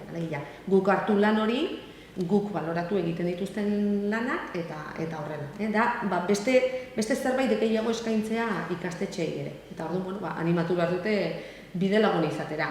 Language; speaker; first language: Basque; native; Basque